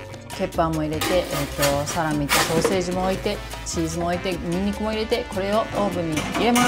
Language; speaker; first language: Japanese; native; Japanese